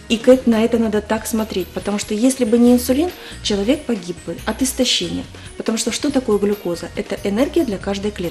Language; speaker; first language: Russian; native; Russian